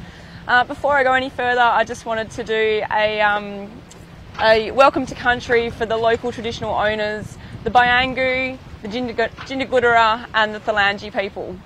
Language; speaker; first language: English; native; English